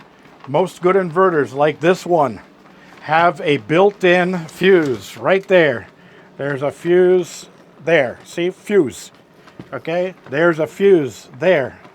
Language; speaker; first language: English; native; English